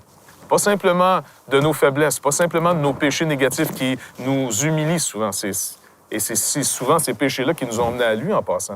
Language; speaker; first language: French; native; French